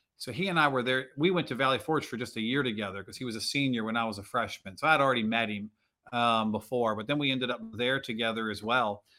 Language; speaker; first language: English; native; English